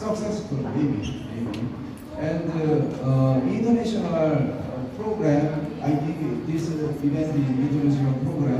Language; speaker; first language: English; non-native, learner; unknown